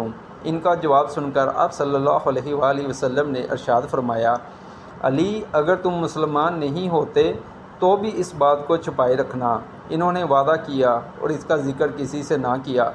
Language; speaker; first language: Urdu; native; Urdu